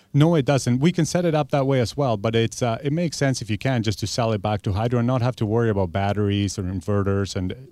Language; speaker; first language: English; early bilingual, other home language; Spanish